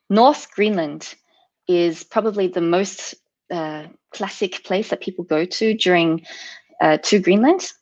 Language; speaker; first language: English; native; English